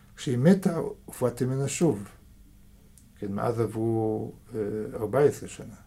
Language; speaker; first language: Hebrew; early bilingual, other home language; Russian